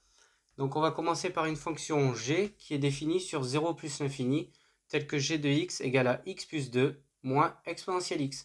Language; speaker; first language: French; native; French